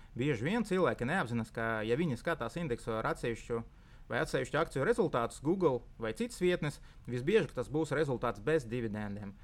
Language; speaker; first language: Latvian; non-native, local second language; Russian